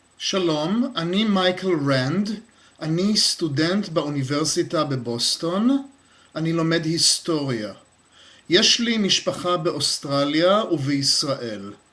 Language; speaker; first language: Hebrew; non-native, learner; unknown